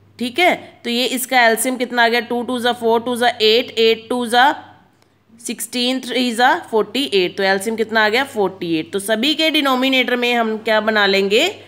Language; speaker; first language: Hindi; non-native, local second language; Punjabi